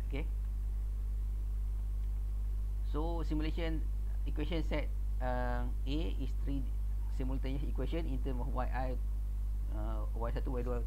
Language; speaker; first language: English; non-native, local second language; Malay